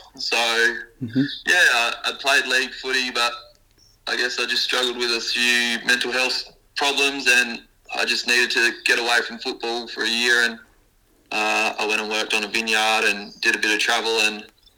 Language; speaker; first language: English; native; English